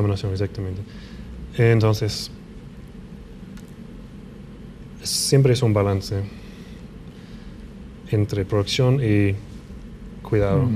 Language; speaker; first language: Spanish; non-native, fluent; English